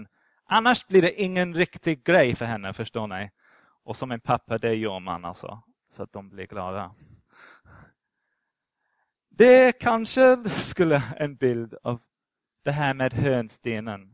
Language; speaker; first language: Swedish; non-native, fluent; English